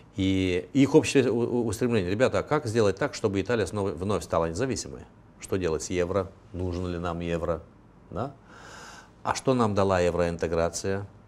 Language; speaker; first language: Russian; non-native, local second language; Romanian